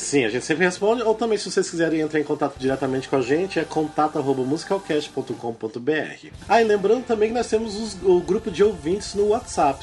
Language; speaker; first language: Portuguese; native; Portuguese